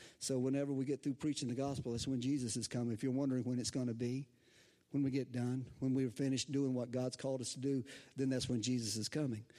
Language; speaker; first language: English; native; English